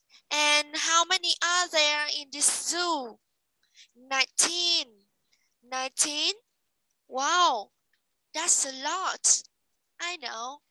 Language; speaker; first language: English; non-native, fluent; Vietnamese